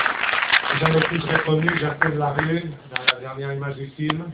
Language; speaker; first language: French; native; French